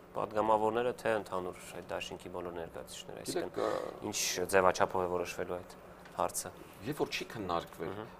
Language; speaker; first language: Armenian; native; Armenian